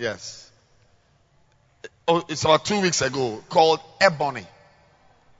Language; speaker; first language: English; non-native, local second language; Akan